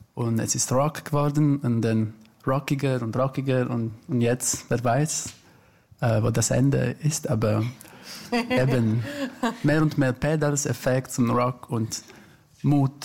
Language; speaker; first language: German; early bilingual, other home language; Italian